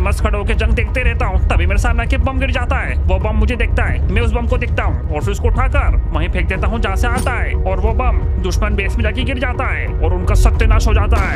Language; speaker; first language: Hindi; native; Hindi